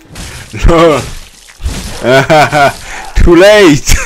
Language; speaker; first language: English; non-native, learner; French